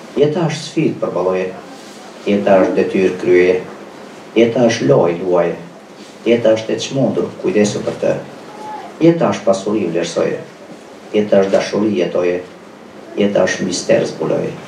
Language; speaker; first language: Finnish; non-native, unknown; Albanian